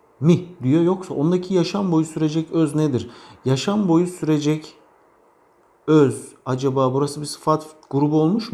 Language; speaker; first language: Turkish; native; Turkish